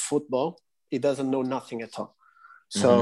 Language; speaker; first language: English; non-native, fluent; Portuguese